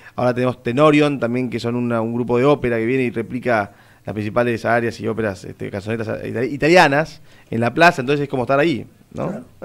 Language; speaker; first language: Spanish; native; Spanish